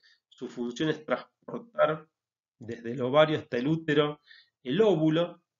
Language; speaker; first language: Spanish; native; Spanish